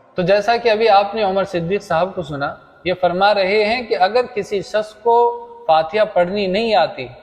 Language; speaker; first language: Urdu; native; Urdu